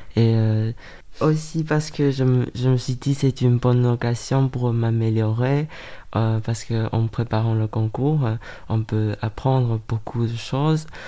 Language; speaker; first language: French; non-native, fluent; Chinese